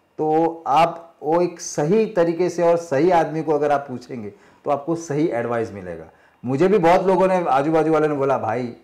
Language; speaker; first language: Hindi; non-native, local second language; Marathi